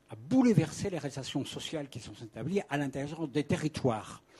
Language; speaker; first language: French; non-native, fluent; Spanish